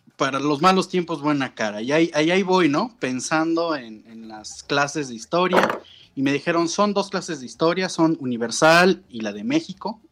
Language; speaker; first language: Spanish; native; Spanish